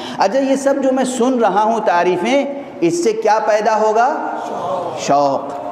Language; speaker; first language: Urdu; native; Urdu